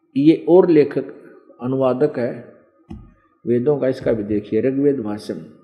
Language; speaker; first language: Hindi; native; Hindi